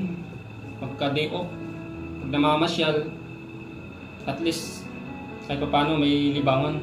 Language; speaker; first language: Filipino; native; Filipino